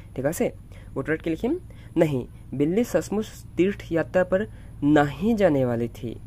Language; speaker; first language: Hindi; non-native, local second language; Assamese